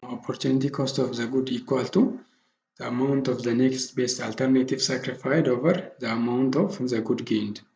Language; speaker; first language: English; non-native, local second language; Amharic